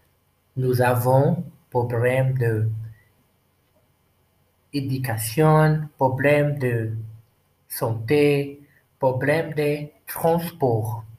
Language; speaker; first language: French; non-native, learner; Portuguese